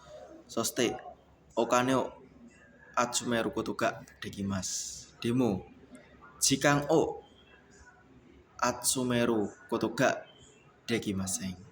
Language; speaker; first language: Japanese; non-native, learner; Indonesian